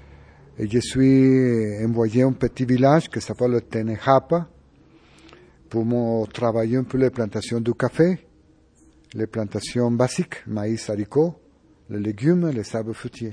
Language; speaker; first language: French; non-native, learner; Spanish